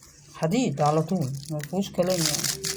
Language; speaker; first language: Arabic; native; Arabic